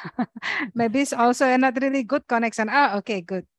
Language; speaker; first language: English; non-native, learner; Indonesian